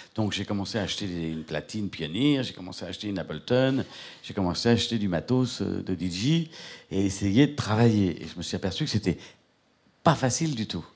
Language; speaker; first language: French; native; French